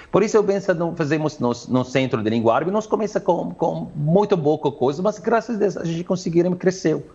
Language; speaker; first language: Portuguese; non-native, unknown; Arabic